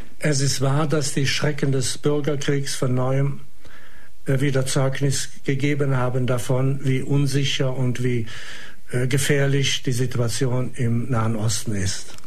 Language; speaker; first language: German; non-native, fluent; Arabic